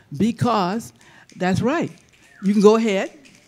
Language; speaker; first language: English; native; English